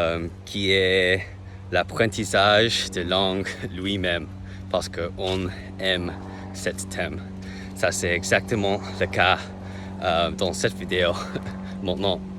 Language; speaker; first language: French; non-native, learner; English